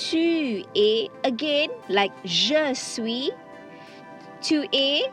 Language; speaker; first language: French; non-native, learner; Malay